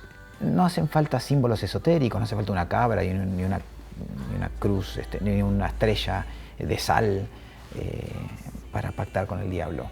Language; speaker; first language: Spanish; native; Spanish